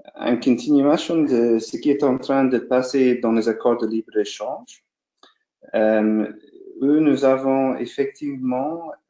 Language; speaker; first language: French; non-native, fluent; English